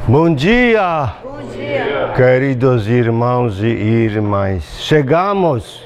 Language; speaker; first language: Portuguese; non-native, learner; Polish